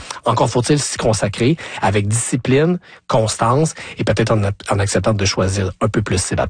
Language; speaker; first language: French; native; French